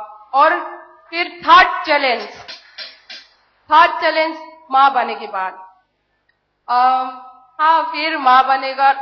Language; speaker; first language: Hindi; non-native, local second language; Manipuri